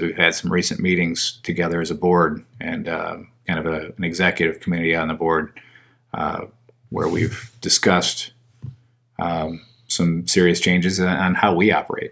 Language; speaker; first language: English; native; English